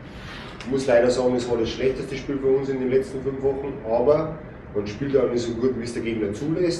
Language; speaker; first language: German; native; German